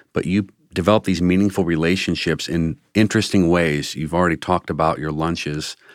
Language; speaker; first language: English; native; English